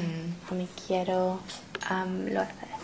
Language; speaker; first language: Spanish; non-native, learner; English